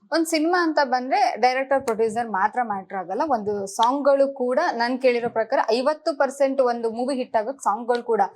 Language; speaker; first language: Kannada; native; Kannada